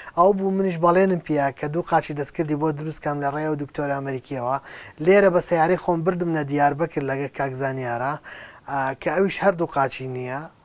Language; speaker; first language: Central Kurdish; native; Central Kurdish